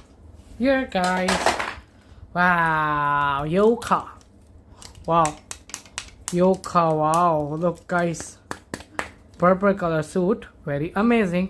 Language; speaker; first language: English; non-native, learner; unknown